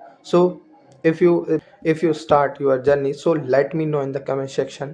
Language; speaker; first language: English; non-native, learner; Hindi